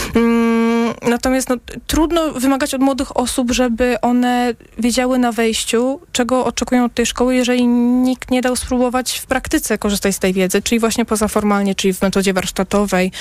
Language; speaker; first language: Polish; native; Polish